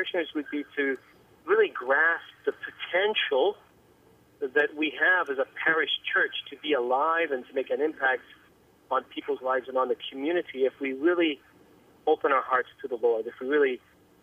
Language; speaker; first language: English; native; English